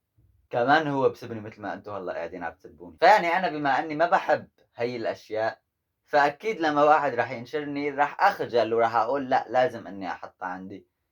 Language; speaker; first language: Arabic; native; Arabic